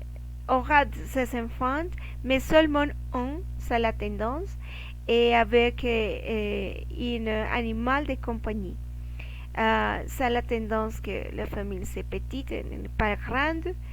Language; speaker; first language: French; non-native, learner; Spanish